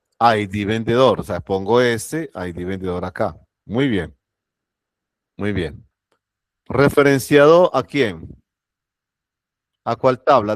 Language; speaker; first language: Spanish; native; Spanish